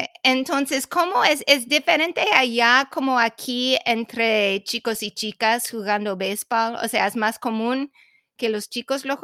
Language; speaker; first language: Spanish; non-native, fluent; English